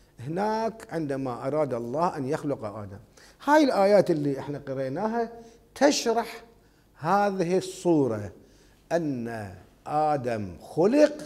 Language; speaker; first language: Arabic; native; Arabic